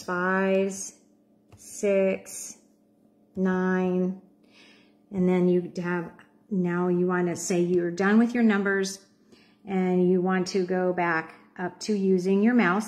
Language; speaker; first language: English; native; English